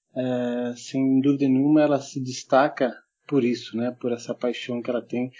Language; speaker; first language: Portuguese; early bilingual, heritage; German